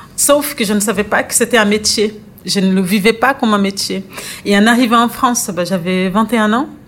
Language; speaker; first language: French; non-native, fluent; Portuguese